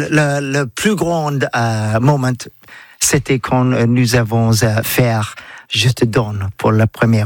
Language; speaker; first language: French; non-native, learner; English